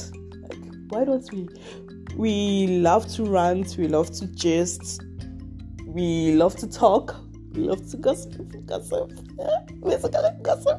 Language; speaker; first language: English; non-native, local second language; Akan